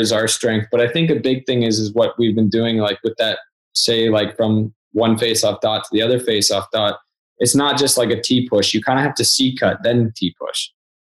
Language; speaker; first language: English; native; English